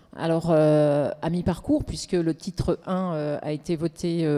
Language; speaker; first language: French; native; French